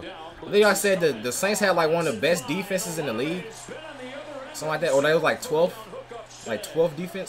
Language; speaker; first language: English; native; English